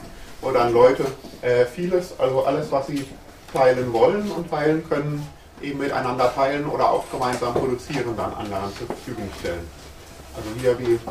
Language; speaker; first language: German; native; German